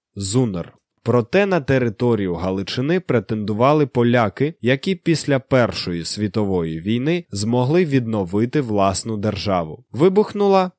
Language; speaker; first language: Ukrainian; native; Ukrainian